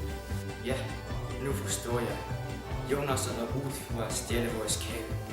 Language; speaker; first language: Danish; non-native, learner; Icelandic